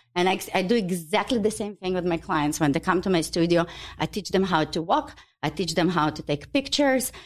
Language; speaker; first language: English; non-native, fluent; Ukrainian